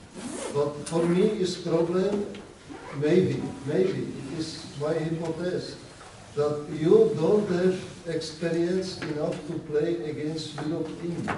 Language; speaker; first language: English; non-native, learner; Czech